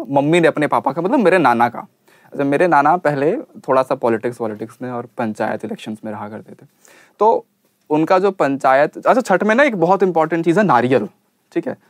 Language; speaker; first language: Hindi; native; Hindi